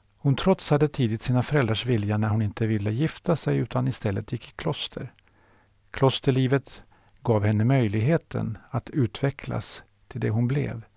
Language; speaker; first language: Swedish; native; Swedish